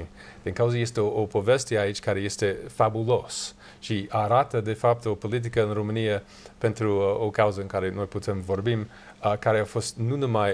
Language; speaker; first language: Romanian; non-native, learner; English